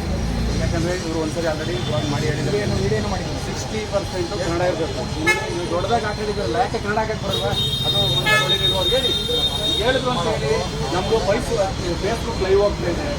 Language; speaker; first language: Kannada; native; Kannada